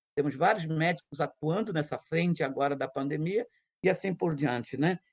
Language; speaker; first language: Portuguese; non-native, local second language; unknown